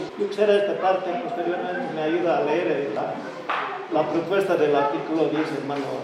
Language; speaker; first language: Spanish; non-native, local second language; Quechua